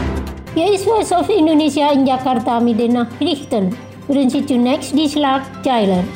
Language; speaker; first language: German; non-native, fluent; Indonesian